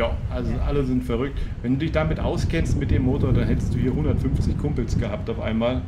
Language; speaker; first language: German; native; German